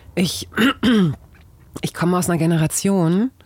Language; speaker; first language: German; native; German